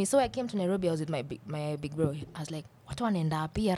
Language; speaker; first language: English; non-native, local second language; Swahili